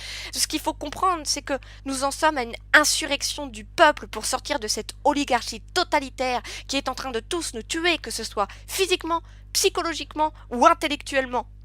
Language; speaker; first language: French; native; French